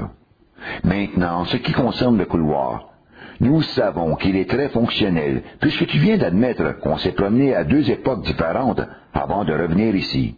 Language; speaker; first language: French; native; French